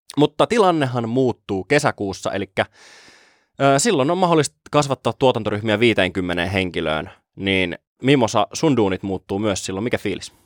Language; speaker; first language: Finnish; native; Finnish